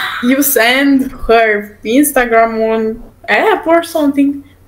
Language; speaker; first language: English; non-native, learner; Romanian